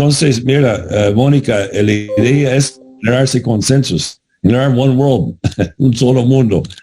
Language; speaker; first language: Spanish; non-native, fluent; English